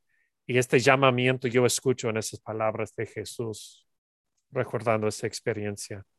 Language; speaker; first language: Spanish; non-native, learner; English